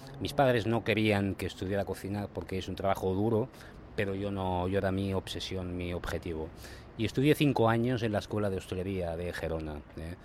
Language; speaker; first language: Spanish; native; Spanish